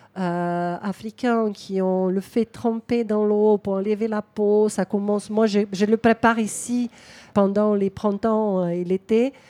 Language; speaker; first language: French; non-native, fluent; Portuguese